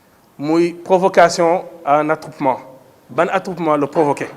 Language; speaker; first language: French; non-native, local second language; Wolof